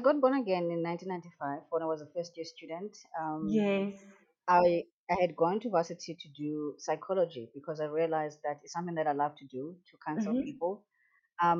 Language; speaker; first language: English; non-native, local second language; Xhosa